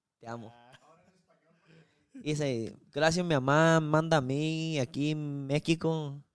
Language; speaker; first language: Spanish; non-native, learner; Chinese